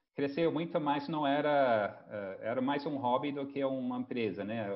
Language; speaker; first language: Portuguese; non-native, fluent; English